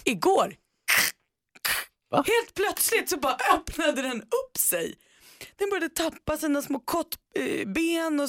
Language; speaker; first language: Swedish; native; Swedish